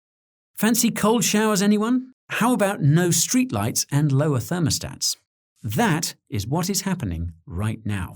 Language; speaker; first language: English; native; English